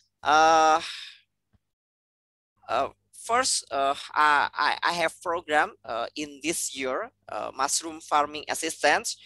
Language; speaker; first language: English; non-native, fluent; Indonesian